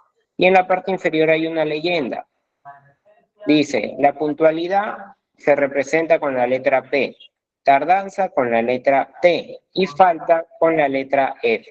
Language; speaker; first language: Spanish; native; Spanish